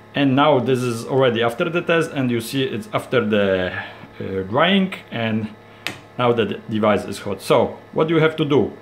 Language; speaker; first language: English; non-native, learner; Polish